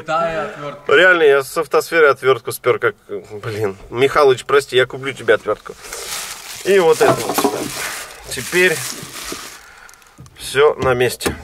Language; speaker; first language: Russian; native; Russian